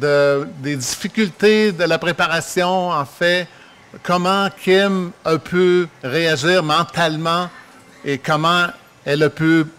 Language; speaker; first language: French; native; French